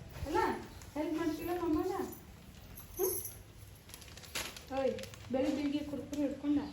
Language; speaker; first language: Kannada; native; Kannada